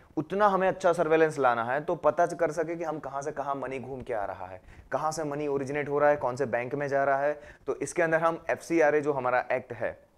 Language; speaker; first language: Hindi; non-native, local second language; Gujarati